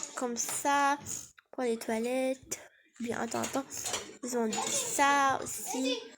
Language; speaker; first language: French; non-native, learner; Arabic